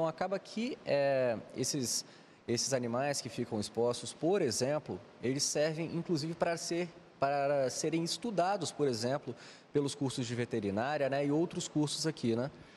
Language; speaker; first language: Portuguese; native; Portuguese